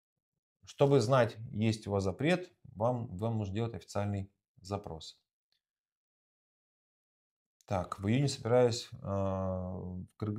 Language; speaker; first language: Russian; native; Russian